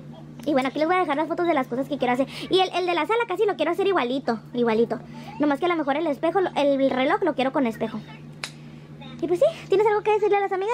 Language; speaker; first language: Spanish; native; Spanish